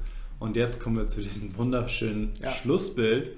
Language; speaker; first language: German; native; German